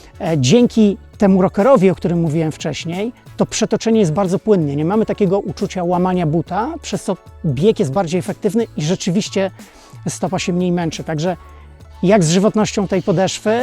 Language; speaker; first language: Polish; native; Polish